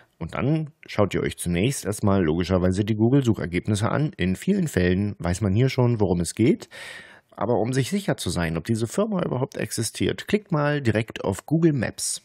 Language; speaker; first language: German; native; German